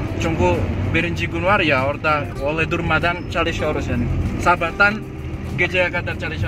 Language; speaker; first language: Turkish; non-native, fluent; Indonesian